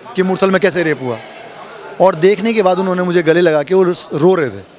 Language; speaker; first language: Hindi; native; Hindi